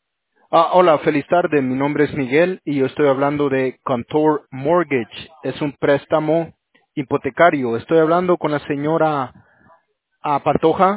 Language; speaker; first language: Spanish; early bilingual, heritage; Spanish